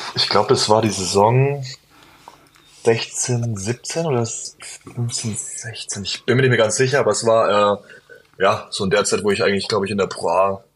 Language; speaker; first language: German; native; German